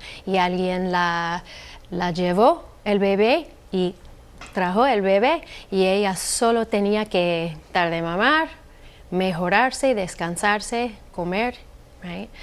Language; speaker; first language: Spanish; non-native, fluent; English